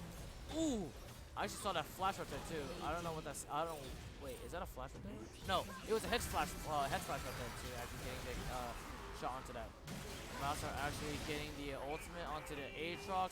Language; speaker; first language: English; native; English